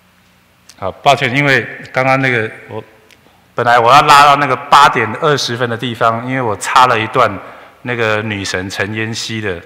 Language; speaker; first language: Chinese; native; Chinese